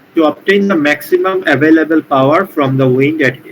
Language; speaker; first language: English; non-native, local second language; Bangla